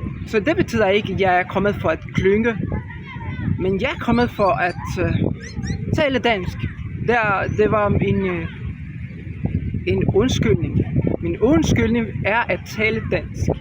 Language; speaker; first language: Danish; non-native, learner; Spanish